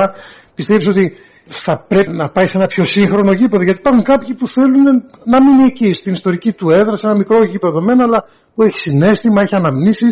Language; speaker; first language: Greek; native; Greek